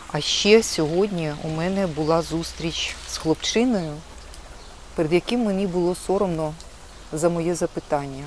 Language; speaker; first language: Ukrainian; non-native, local second language; Russian